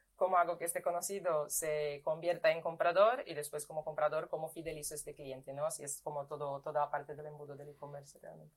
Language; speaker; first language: Spanish; non-native, fluent; Portuguese